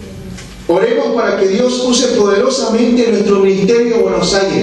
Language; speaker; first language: Spanish; non-native, fluent; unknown